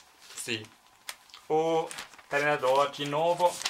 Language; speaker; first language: Portuguese; non-native, learner; German